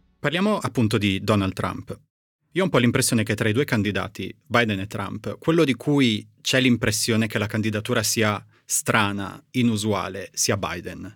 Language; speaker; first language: Italian; native; Italian